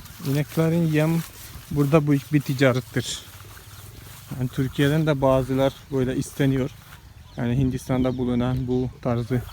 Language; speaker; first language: Turkish; non-native, fluent; Malayalam